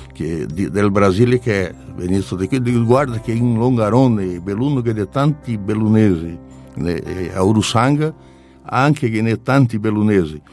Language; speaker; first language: Italian; non-native, learner; Portuguese